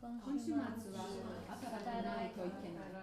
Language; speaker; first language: Japanese; non-native, learner; English